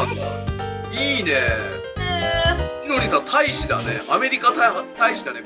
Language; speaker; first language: Japanese; native; Japanese